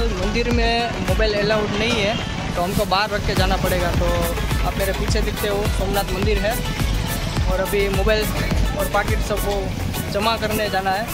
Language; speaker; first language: Hindi; non-native, local second language; Gujarati